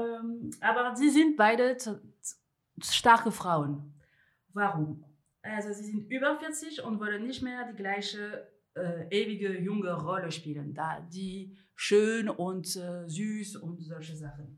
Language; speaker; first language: German; non-native, fluent; French